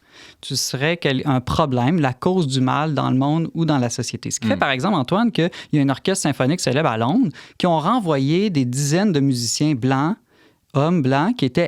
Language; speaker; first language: French; native; French